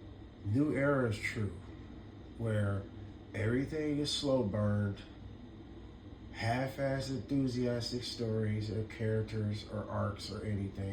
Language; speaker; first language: English; native; English